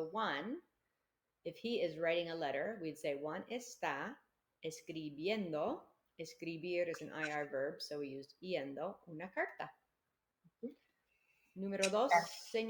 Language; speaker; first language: Spanish; non-native, fluent; English